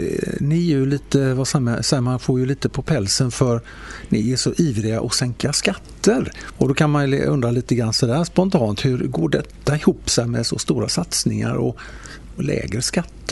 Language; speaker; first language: Swedish; native; Swedish